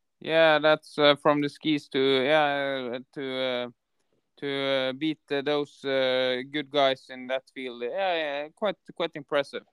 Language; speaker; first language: English; non-native, fluent; Norwegian